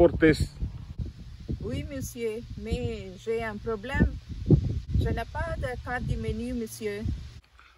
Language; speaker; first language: French; non-native, fluent; Tamil